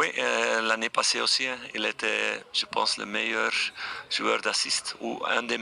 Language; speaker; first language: French; non-native, fluent; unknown